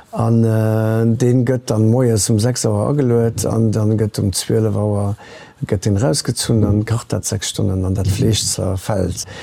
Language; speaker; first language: Luxembourgish; early bilingual, other home language; Portuguese